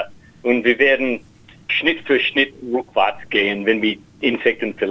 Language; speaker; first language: German; non-native, learner; English